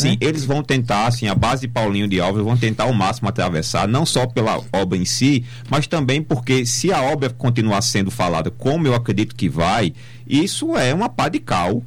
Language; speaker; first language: Portuguese; native; Portuguese